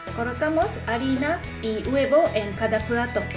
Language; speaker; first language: Spanish; non-native, learner; Japanese